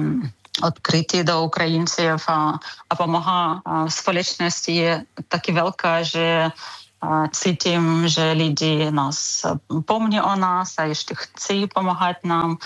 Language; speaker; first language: Czech; non-native, learner; Ukrainian